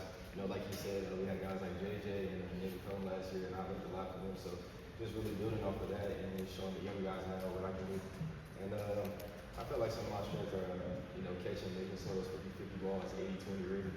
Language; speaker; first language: English; native; English